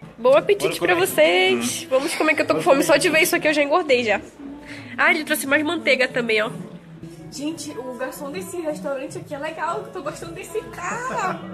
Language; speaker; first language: Portuguese; native; Portuguese